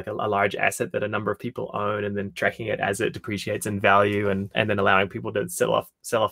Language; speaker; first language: English; native; English